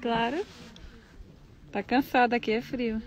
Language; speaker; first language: Portuguese; native; Portuguese